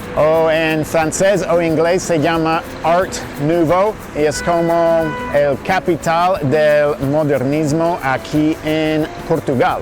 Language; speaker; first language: Spanish; non-native, fluent; English